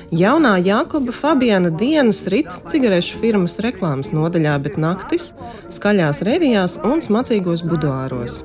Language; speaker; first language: Latvian; native; Latvian